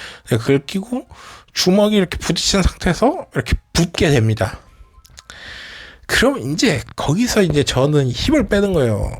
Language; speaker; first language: Korean; native; Korean